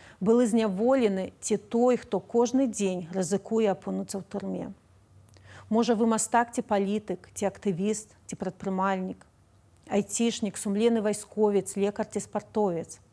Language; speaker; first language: Belarusian; non-native, local second language; Russian